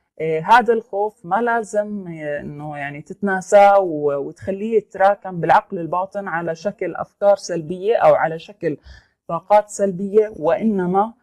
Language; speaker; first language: Arabic; native; Arabic